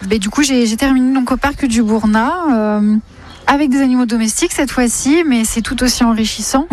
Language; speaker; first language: French; native; French